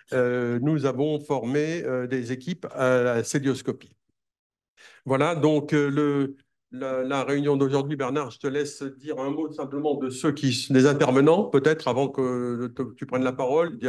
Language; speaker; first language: French; native; French